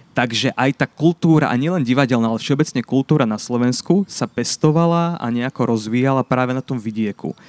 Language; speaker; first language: Slovak; native; Slovak